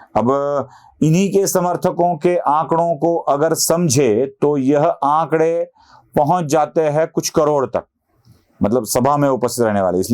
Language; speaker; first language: Hindi; non-native, local second language; Marathi